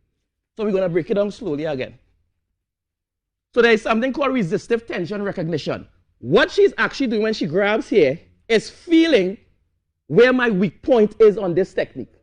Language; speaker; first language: English; native; English